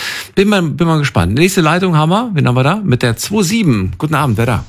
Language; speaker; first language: German; native; German